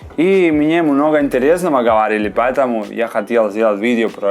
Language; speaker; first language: Russian; non-native, fluent; Spanish